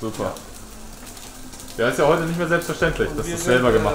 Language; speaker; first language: German; native; German